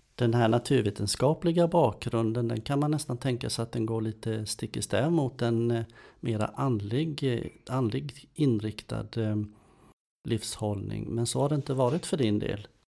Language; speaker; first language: Swedish; native; Swedish